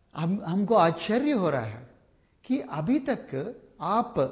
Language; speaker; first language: Hindi; non-native, local second language; Telugu